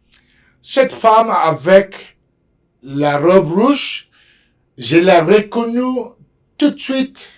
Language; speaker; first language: French; non-native, fluent; Spanish